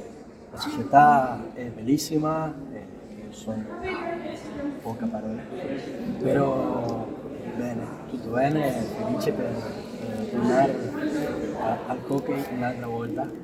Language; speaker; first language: Italian; non-native, learner; Spanish